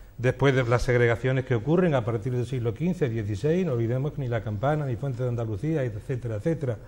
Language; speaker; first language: Spanish; native; Spanish